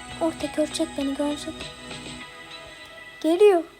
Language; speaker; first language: Turkish; native; Turkish